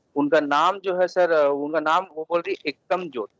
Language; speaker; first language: Hindi; native; Hindi